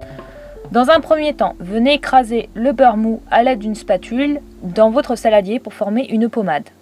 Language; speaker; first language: French; native; French